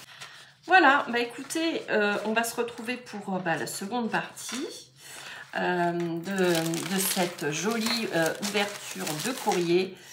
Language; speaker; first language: French; native; French